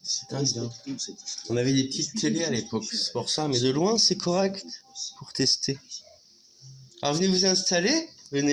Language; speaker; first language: French; native; French